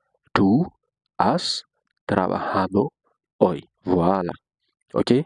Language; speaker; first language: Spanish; non-native, learner; Haitian Creole